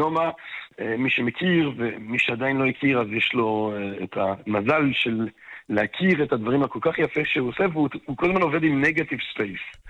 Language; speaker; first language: Hebrew; non-native, fluent; French